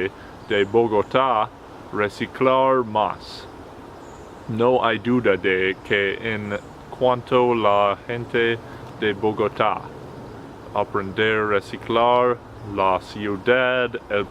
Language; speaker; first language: Spanish; non-native, learner; English